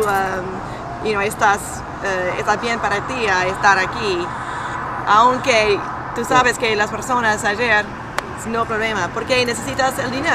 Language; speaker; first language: Spanish; non-native, learner; English